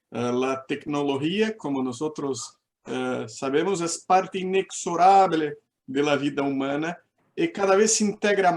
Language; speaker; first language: Spanish; non-native, fluent; Portuguese